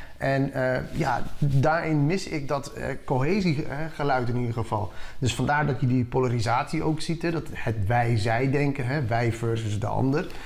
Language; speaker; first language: Dutch; early bilingual, other home language; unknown